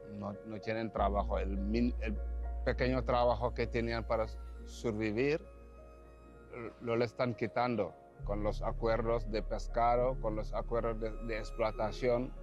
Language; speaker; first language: Spanish; non-native, fluent; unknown